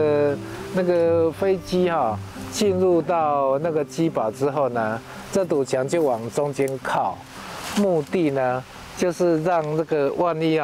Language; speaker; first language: Chinese; native; Chinese